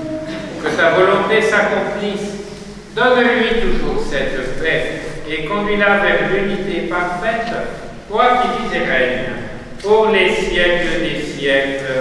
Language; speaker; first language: French; native; French